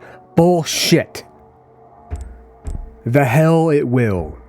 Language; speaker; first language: English; native; English